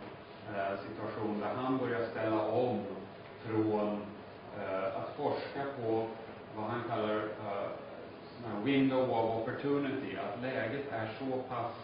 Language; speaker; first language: Swedish; native; Swedish